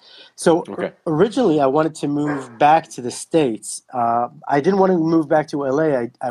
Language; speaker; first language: English; non-native, local second language; Hebrew